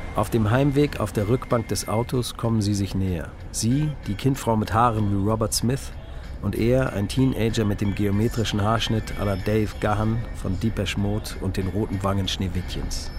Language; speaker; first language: German; native; German